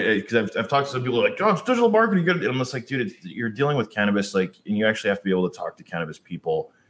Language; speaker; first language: English; native; English